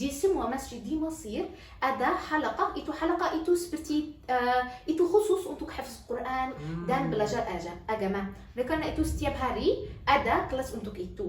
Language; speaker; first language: Indonesian; non-native, learner; Arabic